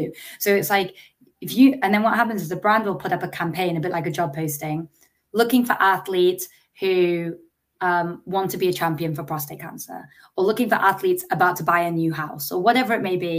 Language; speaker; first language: English; native; English